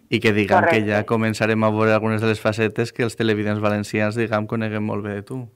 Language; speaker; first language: Catalan; native; Catalan